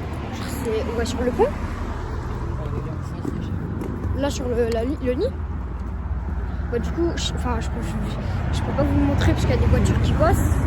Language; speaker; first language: French; native; French